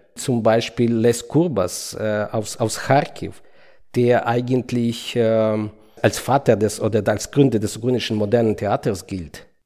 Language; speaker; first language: German; non-native, fluent; Ukrainian